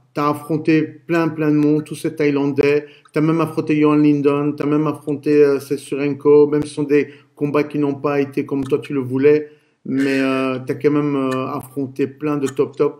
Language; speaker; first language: French; native; French